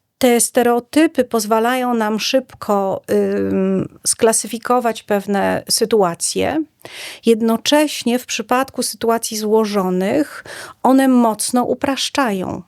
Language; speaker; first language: Polish; native; Polish